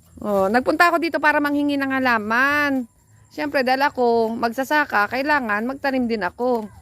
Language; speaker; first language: Filipino; native; Filipino